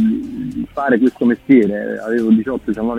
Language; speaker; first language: Italian; native; Italian